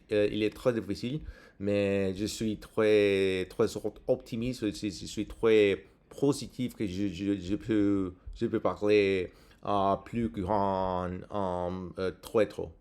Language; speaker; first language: French; non-native, learner; English